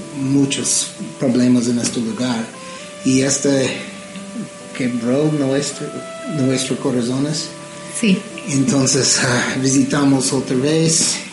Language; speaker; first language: Spanish; non-native, learner; English